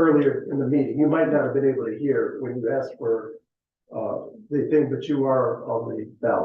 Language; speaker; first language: English; native; English